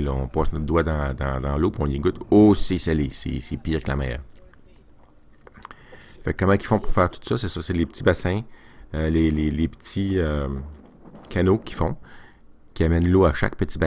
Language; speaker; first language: French; native; French